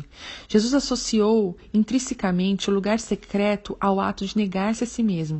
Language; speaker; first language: Portuguese; native; Portuguese